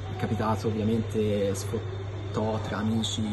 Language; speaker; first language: Italian; early bilingual, other home language; Iloko